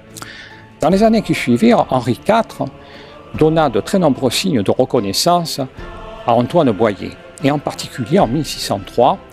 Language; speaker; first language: French; native; French